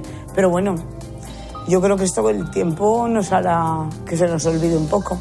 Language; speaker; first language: Spanish; native; Spanish